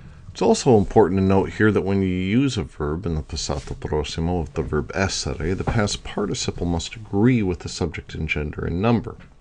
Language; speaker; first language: English; native; English